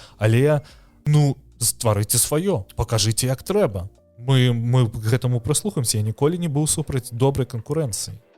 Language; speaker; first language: Belarusian; non-native, local second language; Russian